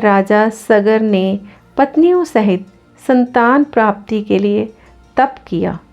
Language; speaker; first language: Hindi; native; Hindi